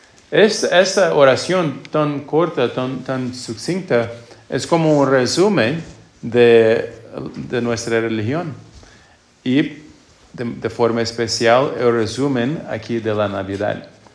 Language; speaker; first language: Spanish; non-native, fluent; English